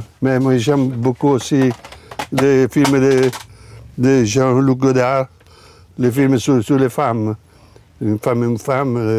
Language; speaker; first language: French; non-native, fluent; Italian